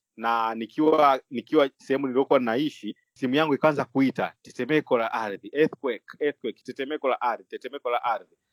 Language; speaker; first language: Swahili; native; Swahili